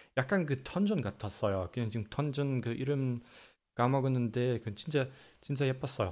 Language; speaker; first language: Korean; non-native, fluent; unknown